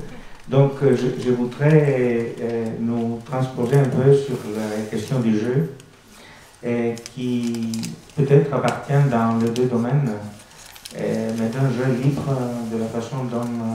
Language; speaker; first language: French; non-native, fluent; Greek